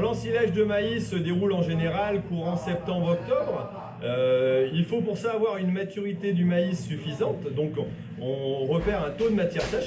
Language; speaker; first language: French; native; French